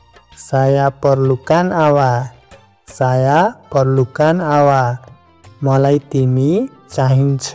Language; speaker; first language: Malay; non-native, learner; Nepali